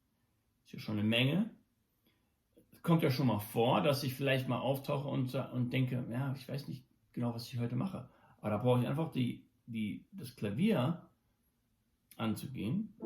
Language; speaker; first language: German; non-native, local second language; English